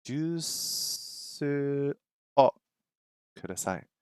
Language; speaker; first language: Japanese; non-native, learner; English